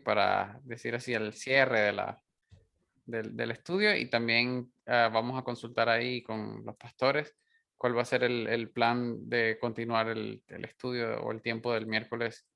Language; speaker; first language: Spanish; native; Spanish